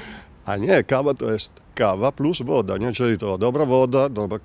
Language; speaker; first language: Polish; non-native, learner; Italian